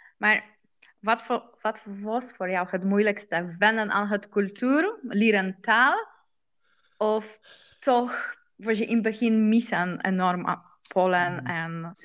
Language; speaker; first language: Dutch; non-native, learner; Polish